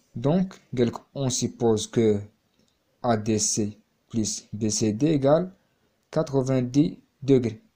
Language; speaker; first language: French; non-native, local second language; Arabic